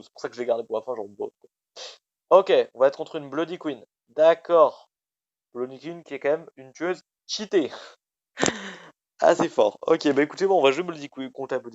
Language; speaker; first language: French; native; French